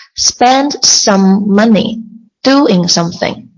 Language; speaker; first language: English; non-native, fluent; Chinese